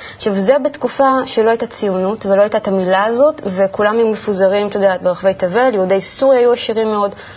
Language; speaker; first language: Hebrew; native; Hebrew